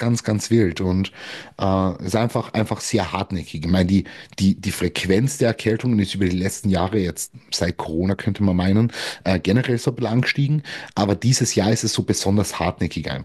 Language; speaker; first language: German; native; German